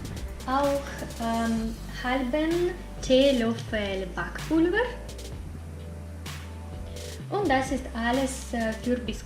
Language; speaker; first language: German; non-native, fluent; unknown